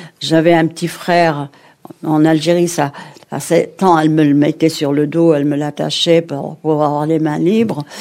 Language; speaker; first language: French; early bilingual, other home language; Kabyle